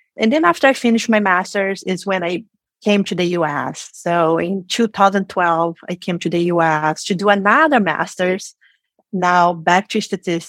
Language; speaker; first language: English; non-native, fluent; Portuguese